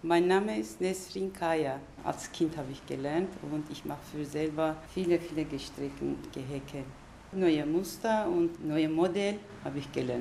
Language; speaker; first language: German; non-native, learner; Turkish